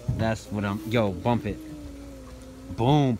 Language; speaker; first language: English; native; English